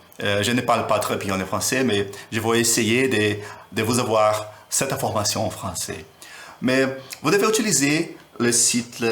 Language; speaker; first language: French; non-native, learner; Portuguese